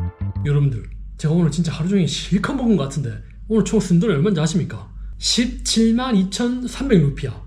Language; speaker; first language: Korean; native; Korean